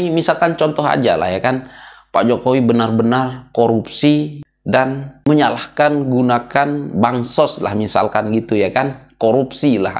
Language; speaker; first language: Indonesian; native; Indonesian